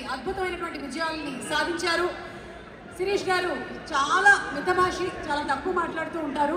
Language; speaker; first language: Telugu; native; Telugu